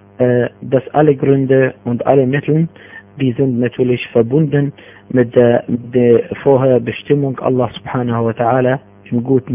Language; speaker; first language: German; non-native, fluent; Arabic